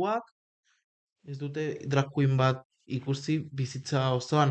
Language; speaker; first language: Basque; non-native, local second language; Spanish